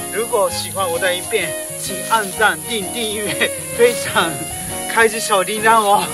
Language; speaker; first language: Chinese; non-native, fluent; Japanese